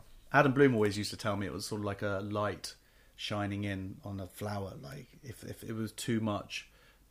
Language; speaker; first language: English; native; English